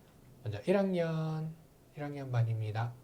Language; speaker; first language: Korean; native; Korean